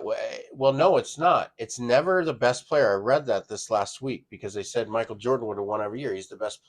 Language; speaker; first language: English; native; English